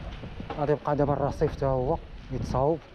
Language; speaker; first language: Arabic; native; Arabic